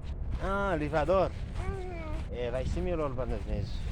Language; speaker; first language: Portuguese; non-native, learner; Haitian Creole